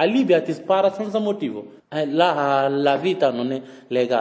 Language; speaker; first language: Italian; non-native, learner; French